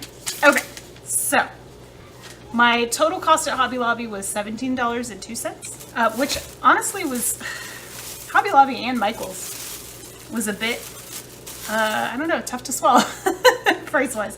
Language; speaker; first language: English; native; English